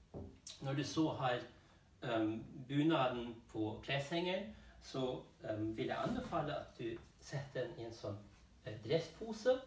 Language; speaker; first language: Norwegian; non-native, fluent; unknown